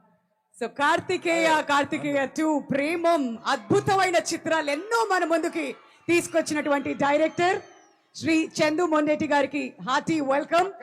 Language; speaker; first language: Telugu; native; Telugu